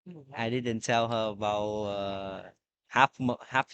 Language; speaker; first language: English; non-native, learner; Vietnamese